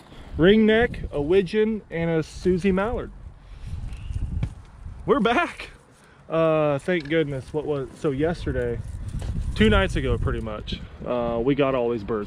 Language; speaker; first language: English; native; English